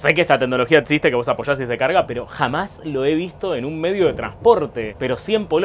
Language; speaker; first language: Spanish; native; Spanish